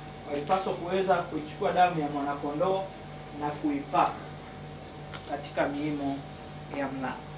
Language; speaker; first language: Swahili; native; Swahili